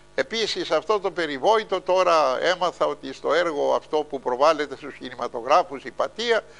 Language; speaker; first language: Greek; native; Greek